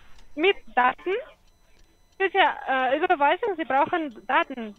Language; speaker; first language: German; non-native, learner; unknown